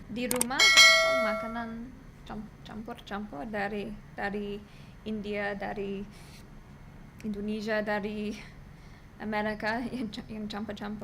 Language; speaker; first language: Indonesian; non-native, learner; English